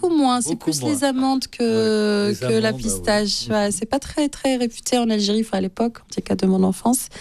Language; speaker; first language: French; non-native, local second language; Arabic